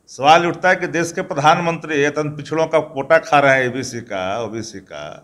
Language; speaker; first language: Hindi; native; Hindi